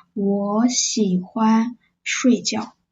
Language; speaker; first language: Chinese; non-native, fluent; English